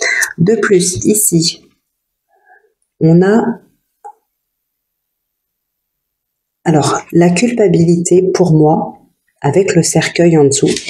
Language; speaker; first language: French; native; French